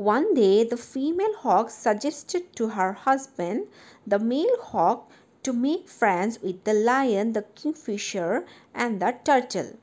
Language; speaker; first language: English; non-native, local second language; Assamese